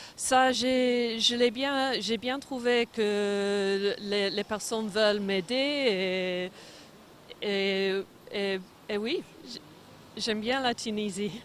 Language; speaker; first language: French; non-native, fluent; English